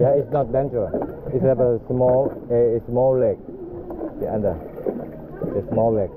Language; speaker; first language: English; non-native, learner; Thai